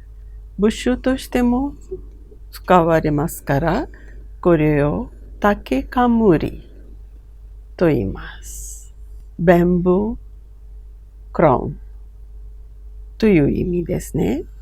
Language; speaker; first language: Japanese; non-native, fluent; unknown